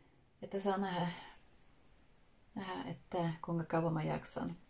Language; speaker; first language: Finnish; early bilingual, heritage; Finnish